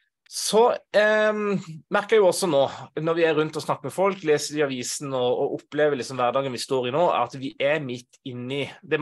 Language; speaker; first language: Norwegian; native; Norwegian